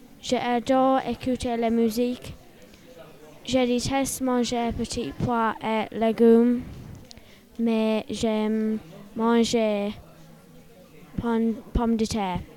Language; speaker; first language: French; non-native, learner; English